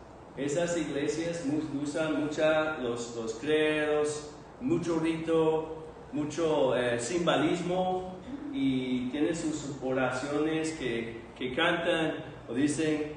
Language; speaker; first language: Spanish; non-native, fluent; English